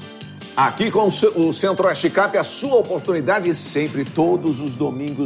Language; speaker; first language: Portuguese; native; Portuguese